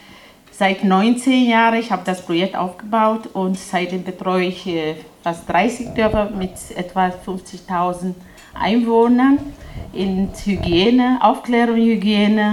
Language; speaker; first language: German; non-native, fluent; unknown